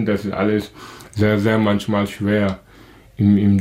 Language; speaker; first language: German; non-native, learner; Wolof